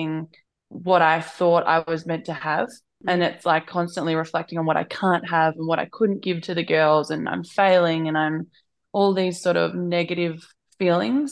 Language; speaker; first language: English; native; English